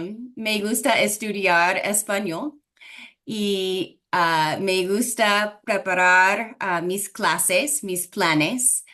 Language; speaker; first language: Spanish; non-native, fluent; English